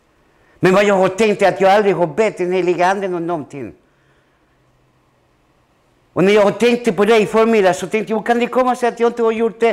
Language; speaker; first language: Swedish; non-native, fluent; Spanish